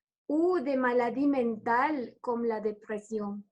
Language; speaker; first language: French; non-native, learner; Spanish